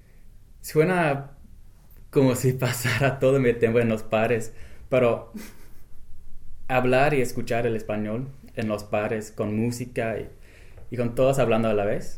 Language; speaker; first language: Spanish; non-native, fluent; English